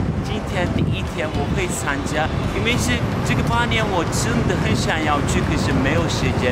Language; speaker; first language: Chinese; non-native, learner; Turkish